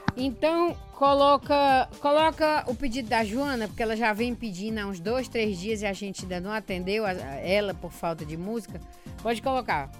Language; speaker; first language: Portuguese; native; Portuguese